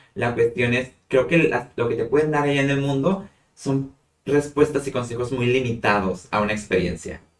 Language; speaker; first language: Spanish; native; Spanish